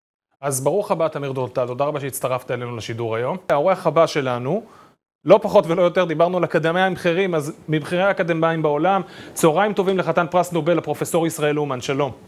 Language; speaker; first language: Hebrew; native; Hebrew